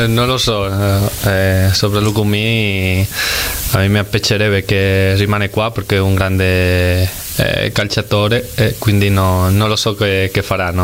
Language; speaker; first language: Italian; non-native, fluent; Spanish